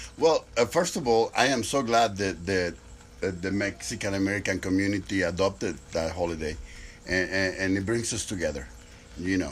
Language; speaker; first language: English; non-native, fluent; Spanish